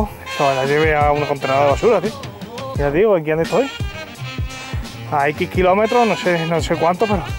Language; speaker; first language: Spanish; native; Spanish